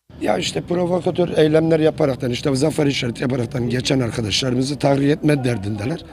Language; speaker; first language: Turkish; native; Turkish